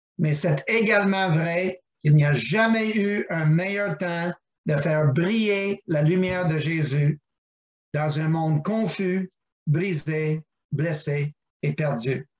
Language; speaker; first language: French; non-native, local second language; English